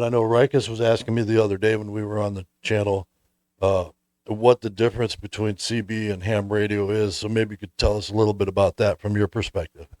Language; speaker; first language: English; native; English